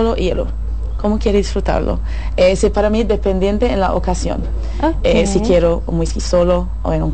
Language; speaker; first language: Spanish; non-native, fluent; English